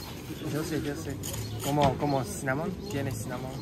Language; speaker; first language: Spanish; non-native, learner; Japanese